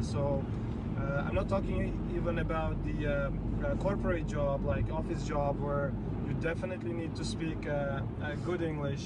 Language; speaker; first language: English; non-native, fluent; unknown